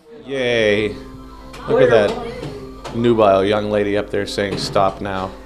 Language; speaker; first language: English; native; English